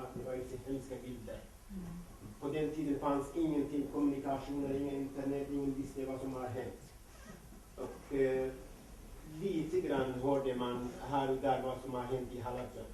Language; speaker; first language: Swedish; non-native, fluent; Kurdish